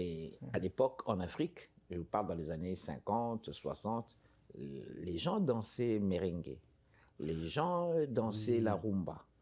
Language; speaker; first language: French; native; French